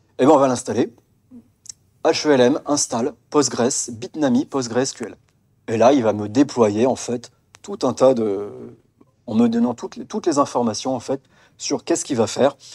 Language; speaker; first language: French; native; French